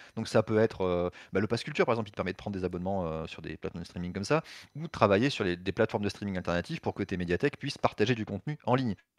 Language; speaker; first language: French; native; French